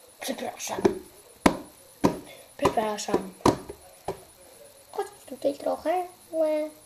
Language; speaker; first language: Polish; early bilingual, heritage; Polish